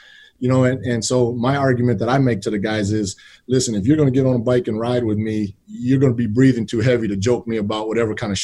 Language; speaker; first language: English; native; English